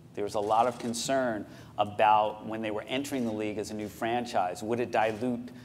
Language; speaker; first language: English; native; English